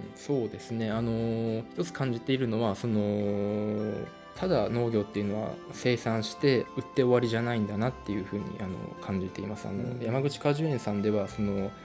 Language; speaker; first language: Japanese; native; Japanese